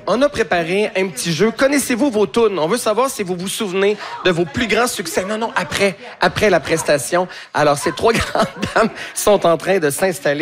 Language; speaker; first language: French; native; French